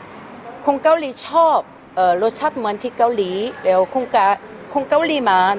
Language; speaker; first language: Thai; non-native, learner; Korean